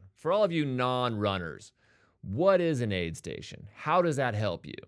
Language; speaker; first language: English; native; English